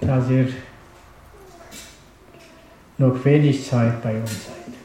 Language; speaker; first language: German; non-native, learner; Romanian